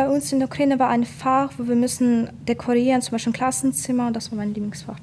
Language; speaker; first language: German; non-native, fluent; Ukrainian